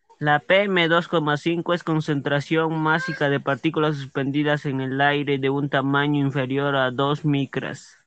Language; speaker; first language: Spanish; native; Spanish